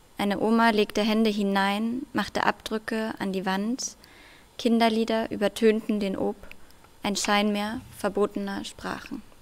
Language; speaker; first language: German; early bilingual, other home language; Russian